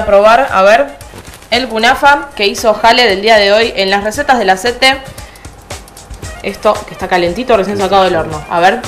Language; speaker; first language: Spanish; native; Spanish